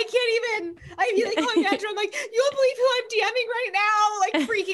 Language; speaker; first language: English; native; English